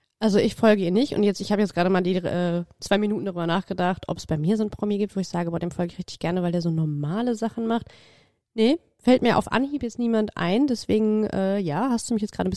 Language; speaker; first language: German; native; German